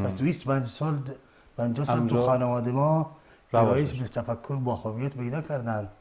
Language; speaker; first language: Persian; non-native, fluent; Arabic